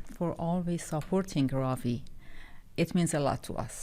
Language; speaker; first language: English; non-native, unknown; Persian